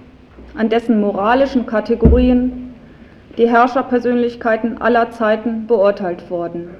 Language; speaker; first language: German; native; German